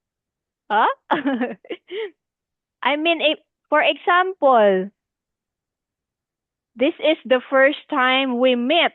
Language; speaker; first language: English; non-native, fluent; Filipino